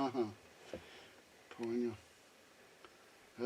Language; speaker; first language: Russian; non-native, learner; English